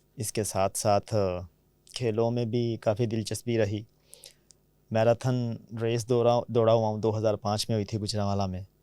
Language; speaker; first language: Urdu; non-native, local second language; Punjabi